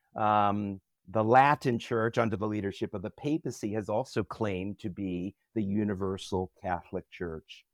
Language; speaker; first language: English; native; English